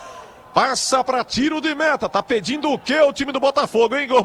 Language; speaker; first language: Portuguese; native; Portuguese